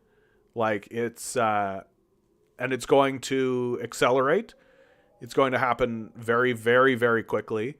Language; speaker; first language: English; native; English